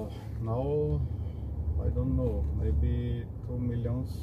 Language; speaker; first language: English; non-native, learner; Armenian